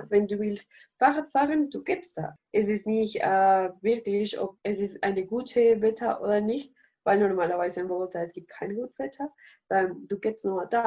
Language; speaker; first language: German; non-native, learner; Spanish